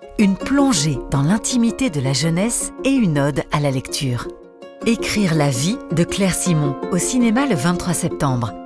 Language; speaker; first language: French; native; French